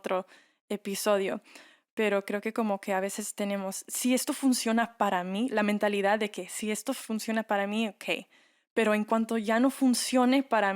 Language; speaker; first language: Spanish; early bilingual, heritage; Spanish